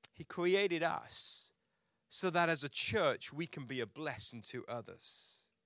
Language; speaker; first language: English; native; English